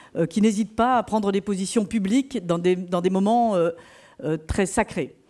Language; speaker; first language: French; native; French